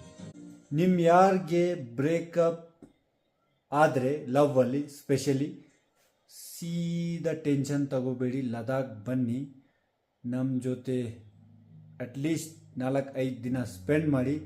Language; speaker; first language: Kannada; non-native, fluent; Ladakhi